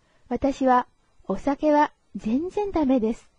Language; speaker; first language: Japanese; non-native, fluent; Chinese